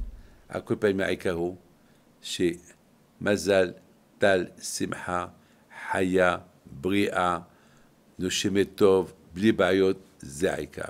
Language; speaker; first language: Hebrew; non-native, fluent; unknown